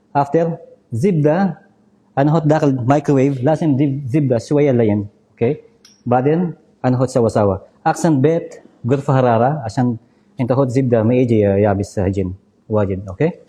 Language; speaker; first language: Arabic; non-native, learner; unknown